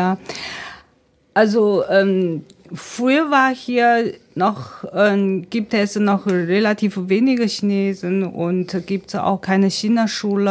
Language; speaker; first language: German; non-native, fluent; Chinese